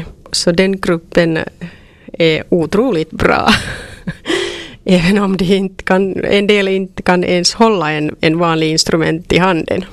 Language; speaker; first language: Swedish; non-native, local second language; Finnish